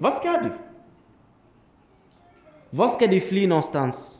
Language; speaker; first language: Swedish; non-native, fluent; Arabic